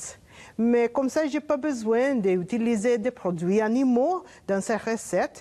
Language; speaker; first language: French; non-native, learner; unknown